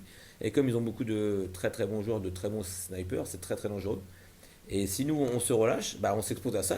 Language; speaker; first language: French; native; French